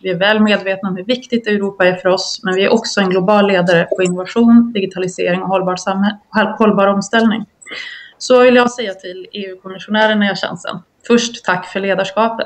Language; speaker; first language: Swedish; native; Swedish